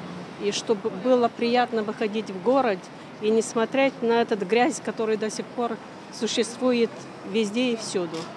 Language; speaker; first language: Russian; non-native, local second language; Romanian